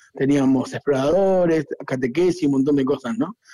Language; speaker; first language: Spanish; native; Spanish